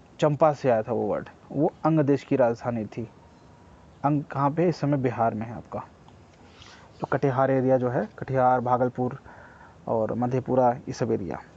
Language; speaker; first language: Hindi; native; Hindi